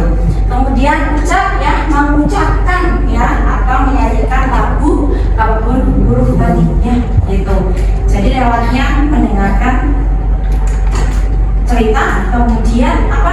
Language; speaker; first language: Indonesian; native; Indonesian